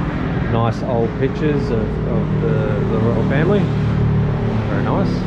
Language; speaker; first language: English; native; English